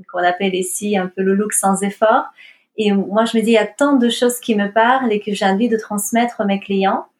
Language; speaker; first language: French; non-native, fluent; Russian